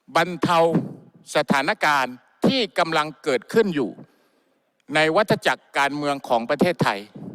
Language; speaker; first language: Thai; non-native, local second language; Malay